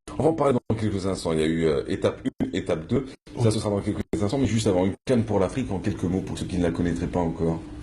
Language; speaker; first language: French; non-native, local second language; Arabic